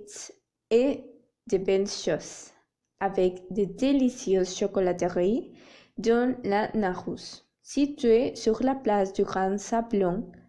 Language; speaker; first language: French; non-native, learner; Spanish